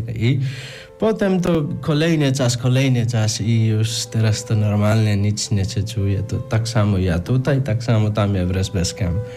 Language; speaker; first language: Polish; non-native, learner; Nepali